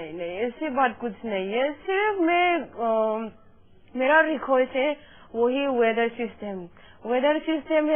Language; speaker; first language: Hindi; non-native, local second language; Manipuri